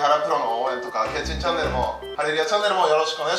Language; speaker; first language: Japanese; native; Japanese